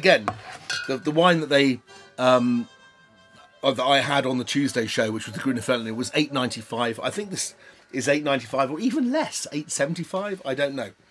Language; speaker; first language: English; native; English